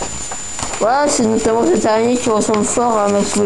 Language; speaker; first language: French; native; French